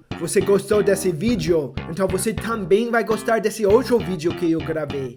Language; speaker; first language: Portuguese; non-native, fluent; English